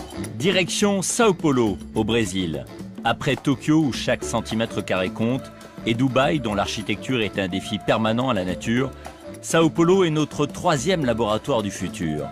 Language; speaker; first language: French; native; French